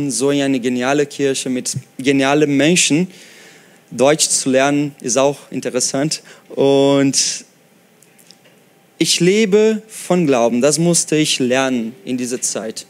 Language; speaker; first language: German; non-native, fluent; Portuguese